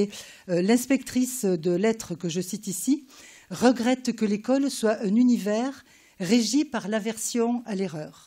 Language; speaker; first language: French; native; French